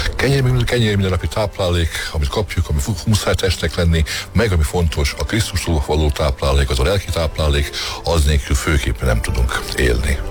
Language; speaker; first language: Hungarian; non-native, local second language; Croatian